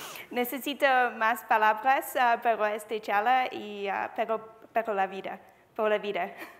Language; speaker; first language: Spanish; non-native, learner; English